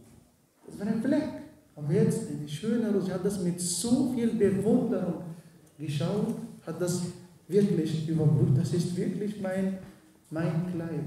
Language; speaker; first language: German; non-native, fluent; Arabic